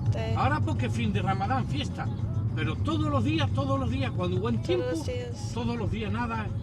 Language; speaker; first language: Spanish; non-native, local second language; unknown